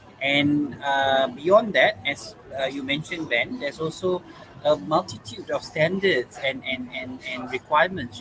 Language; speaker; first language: English; non-native, local second language; Malay